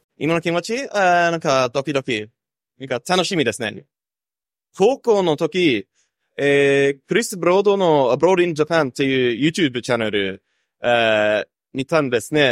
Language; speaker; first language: Japanese; non-native, fluent; English